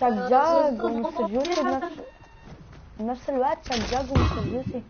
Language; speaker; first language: Arabic; native; Arabic